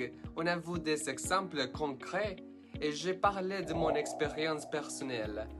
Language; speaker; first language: French; non-native, learner; Spanish